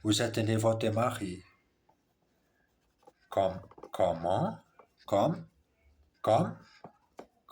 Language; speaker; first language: French; non-native, learner; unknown